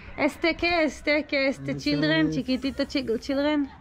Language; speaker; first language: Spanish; non-native, learner; Hebrew